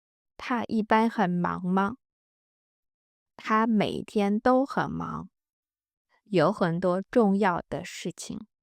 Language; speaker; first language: Chinese; non-native, fluent; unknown